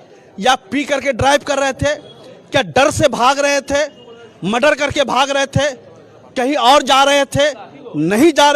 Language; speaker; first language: Hindi; native; Hindi